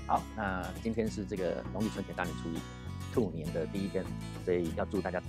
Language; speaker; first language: Chinese; native; Chinese